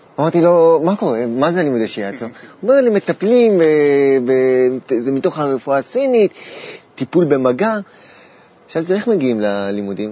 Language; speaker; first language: Hebrew; native; Hebrew